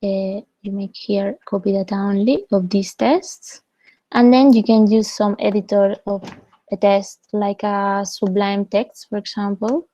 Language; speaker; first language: English; non-native, fluent; Spanish